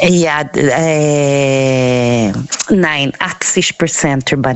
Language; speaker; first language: German; non-native, learner; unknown